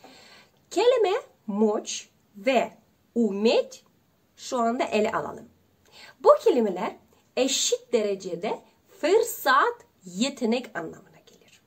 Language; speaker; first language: Turkish; non-native, learner; Russian